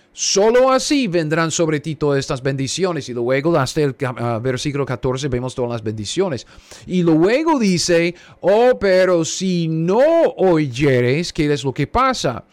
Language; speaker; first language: Spanish; non-native, fluent; English